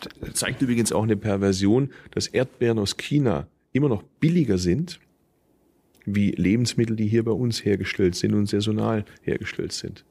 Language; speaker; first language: German; early bilingual, other home language; Turkish